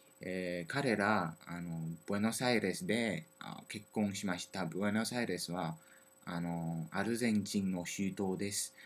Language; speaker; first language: Japanese; non-native, learner; French